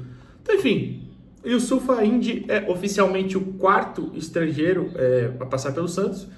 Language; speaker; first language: Portuguese; native; Portuguese